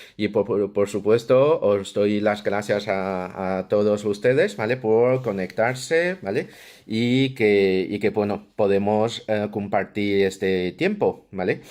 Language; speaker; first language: Spanish; non-native, fluent; Chinese